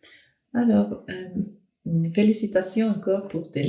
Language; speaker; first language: French; non-native, learner; Finnish